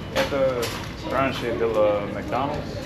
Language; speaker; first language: Russian; non-native, learner; English